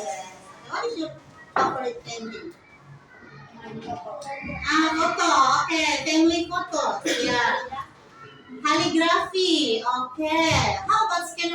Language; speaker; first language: English; non-native, learner; Indonesian